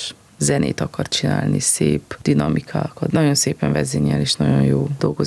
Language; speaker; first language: Hungarian; early bilingual, heritage; Hungarian